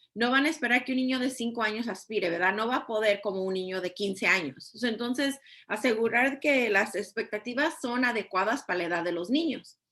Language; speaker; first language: Spanish; early bilingual, heritage; Spanish